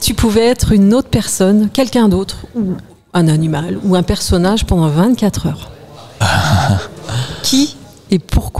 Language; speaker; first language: French; native; French